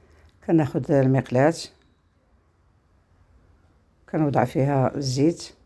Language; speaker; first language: Arabic; native; Arabic